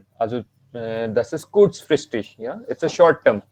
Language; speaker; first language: German; non-native, learner; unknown